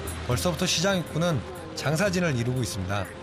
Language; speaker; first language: Korean; native; Korean